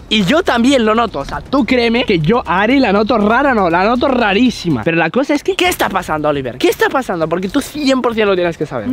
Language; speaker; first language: Spanish; early bilingual, other home language; Russian